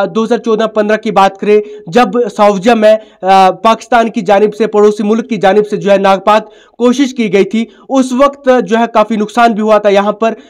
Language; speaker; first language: Hindi; non-native, local second language; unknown